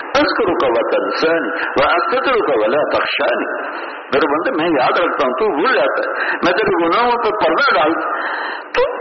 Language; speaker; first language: Urdu; non-native, local second language; Punjabi